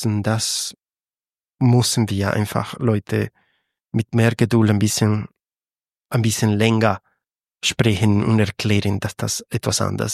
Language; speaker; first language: German; non-native, fluent; Spanish